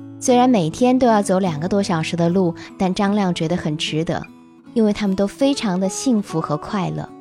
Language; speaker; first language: Chinese; native; Chinese